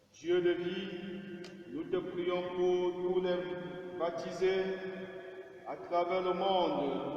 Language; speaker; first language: French; native; French